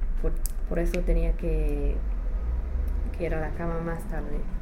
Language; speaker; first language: Spanish; non-native, fluent; English